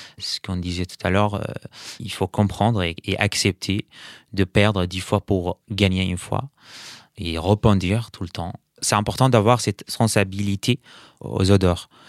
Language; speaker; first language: French; non-native, fluent; Arabic